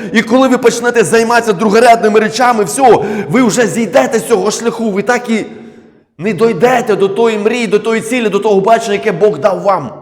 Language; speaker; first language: Ukrainian; non-native, local second language; Russian